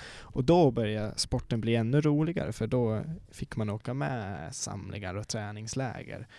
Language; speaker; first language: Swedish; non-native, fluent; Swiss German